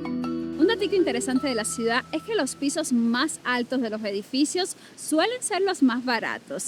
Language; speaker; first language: Spanish; native; Spanish